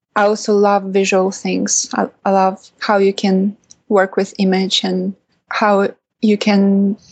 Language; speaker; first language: English; non-native, fluent; Russian